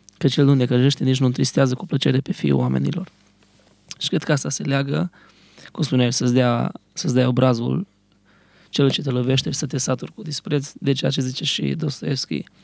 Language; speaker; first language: Romanian; early bilingual, heritage; Romanian